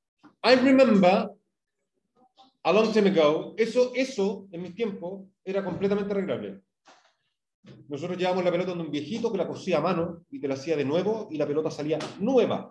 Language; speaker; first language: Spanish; native; Spanish